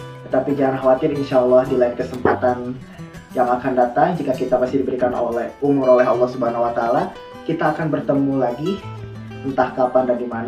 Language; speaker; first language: Indonesian; native; Indonesian